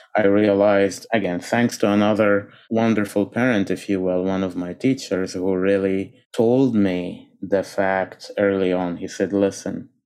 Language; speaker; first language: English; non-native, fluent; Arabic